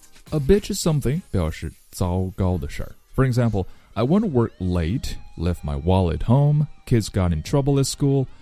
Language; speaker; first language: English; non-native, fluent; Chinese